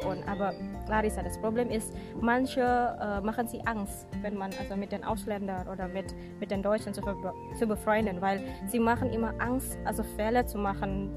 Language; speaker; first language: German; non-native, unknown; Indonesian